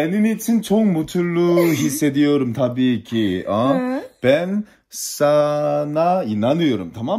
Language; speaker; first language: Turkish; non-native, learner; Korean